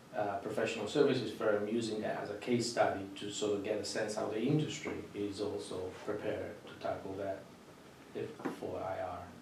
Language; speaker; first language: English; non-native, fluent; Italian